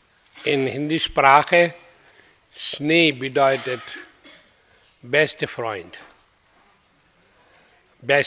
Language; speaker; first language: German; non-native, learner; Hindi